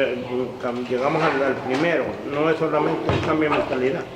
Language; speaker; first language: Spanish; native; Spanish